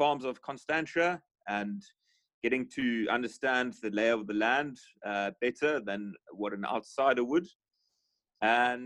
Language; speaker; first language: English; native; English